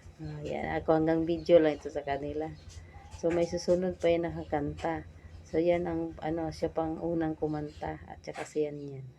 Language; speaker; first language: Filipino; non-native, local second language; Cebuano